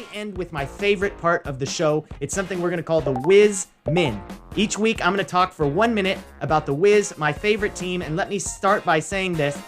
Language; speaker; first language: English; native; English